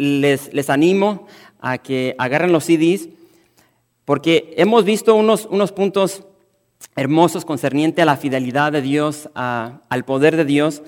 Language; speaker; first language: Spanish; native; Spanish